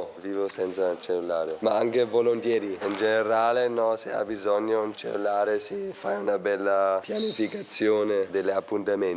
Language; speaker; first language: Italian; non-native, fluent; German